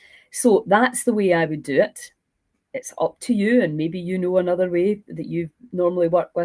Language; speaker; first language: English; native; English